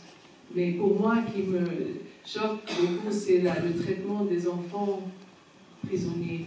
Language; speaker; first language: French; non-native, fluent; Arabic